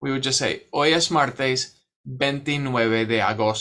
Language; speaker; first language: Spanish; non-native, fluent; English